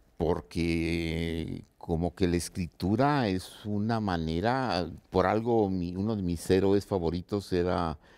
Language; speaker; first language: Spanish; native; Spanish